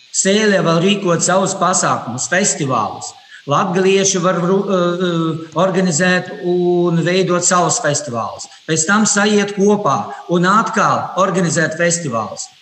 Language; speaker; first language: Latvian; non-native, local second language; Russian